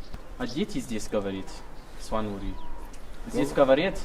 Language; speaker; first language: Russian; non-native, learner; English